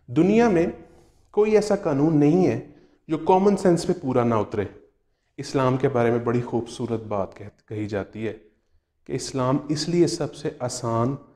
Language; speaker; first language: Urdu; non-native, local second language; Punjabi